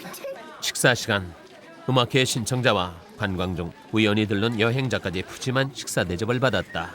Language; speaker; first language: Korean; native; Korean